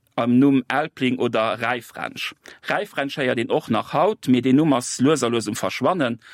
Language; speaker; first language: Luxembourgish; native; Luxembourgish